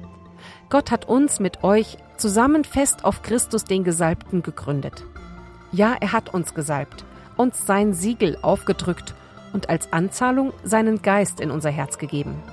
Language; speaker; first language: German; native; German